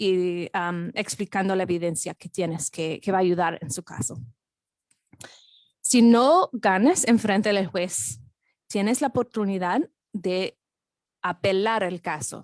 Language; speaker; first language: Spanish; non-native, fluent; English